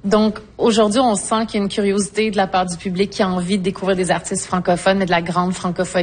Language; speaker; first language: French; native; French